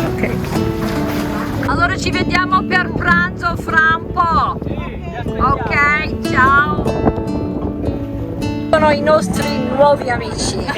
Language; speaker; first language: Italian; non-native, learner; English